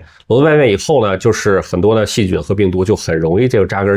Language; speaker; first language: Chinese; native; Chinese